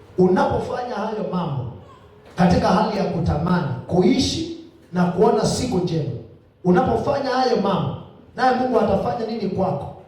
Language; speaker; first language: Swahili; non-native, local second language; Kamba